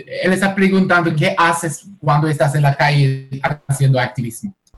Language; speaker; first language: Spanish; non-native, learner; English